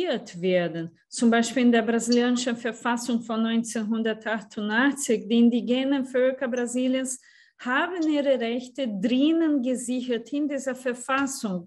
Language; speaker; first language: German; non-native, fluent; Portuguese